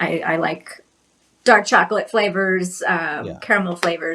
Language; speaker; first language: English; native; English